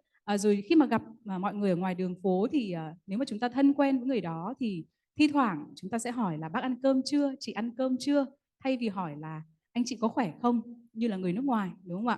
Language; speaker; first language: Vietnamese; native; Vietnamese